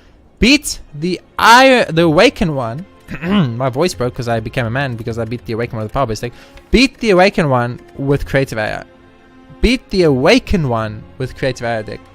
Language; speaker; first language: English; native; English